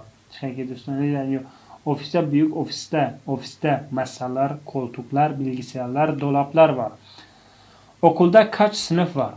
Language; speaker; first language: Turkish; non-native, fluent; Tajik